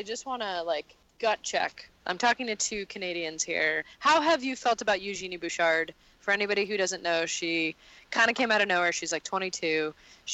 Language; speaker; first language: English; native; English